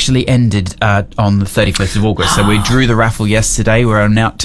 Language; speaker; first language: English; native; English